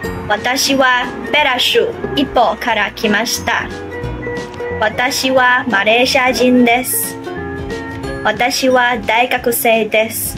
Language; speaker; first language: Japanese; non-native, learner; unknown